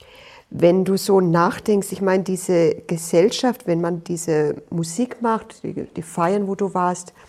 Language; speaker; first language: German; native; German